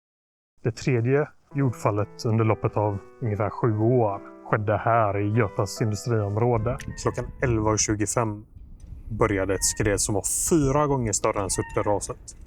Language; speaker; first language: Swedish; native; Swedish